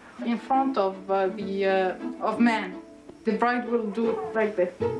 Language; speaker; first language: English; non-native, fluent; Arabic